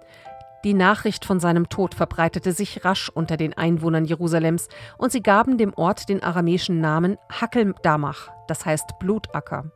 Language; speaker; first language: German; native; German